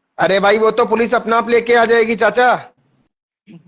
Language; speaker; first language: Hindi; native; Hindi